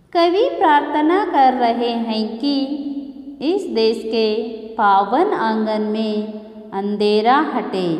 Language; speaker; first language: Hindi; non-native, local second language; Kannada